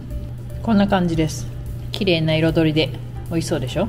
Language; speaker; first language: Japanese; native; Japanese